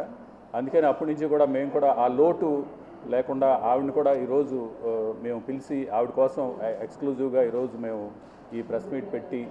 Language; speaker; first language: Telugu; native; Telugu